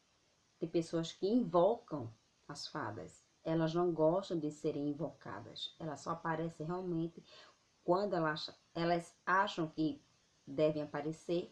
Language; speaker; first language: Portuguese; native; Portuguese